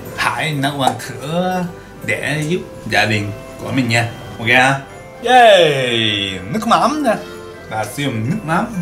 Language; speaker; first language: Vietnamese; non-native, learner; Japanese